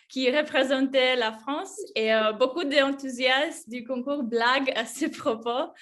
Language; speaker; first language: French; non-native, fluent; Polish